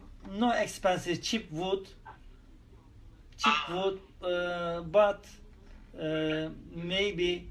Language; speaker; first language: English; non-native, learner; Turkish